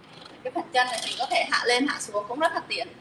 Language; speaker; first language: Vietnamese; native; Vietnamese